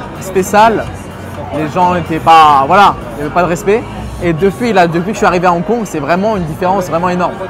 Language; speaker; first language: French; native; French